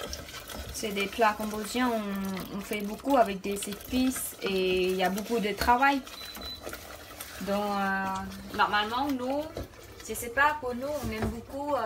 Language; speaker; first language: French; non-native, learner; Khmer